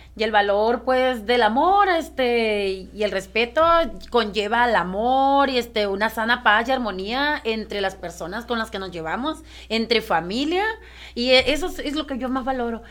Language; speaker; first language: Spanish; native; Spanish